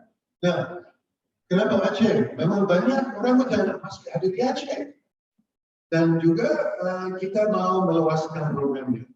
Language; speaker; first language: Indonesian; non-native, fluent; English